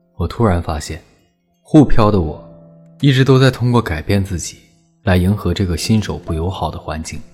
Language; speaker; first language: Chinese; native; Chinese